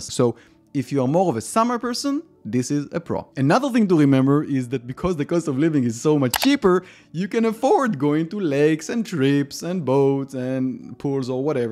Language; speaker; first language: English; non-native, fluent; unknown